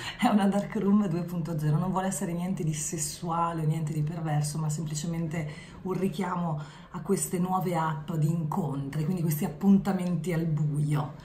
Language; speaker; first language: Italian; native; Italian